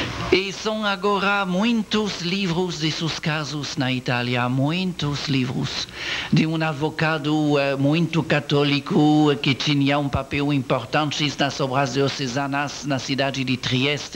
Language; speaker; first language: Portuguese; non-native, learner; French